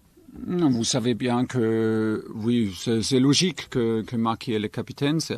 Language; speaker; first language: French; non-native, fluent; German